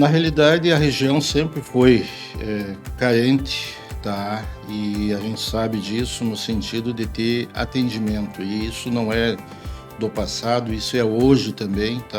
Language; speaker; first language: Portuguese; native; Portuguese